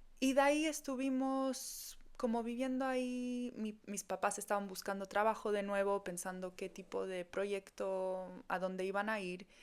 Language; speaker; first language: Spanish; early bilingual, heritage; Spanish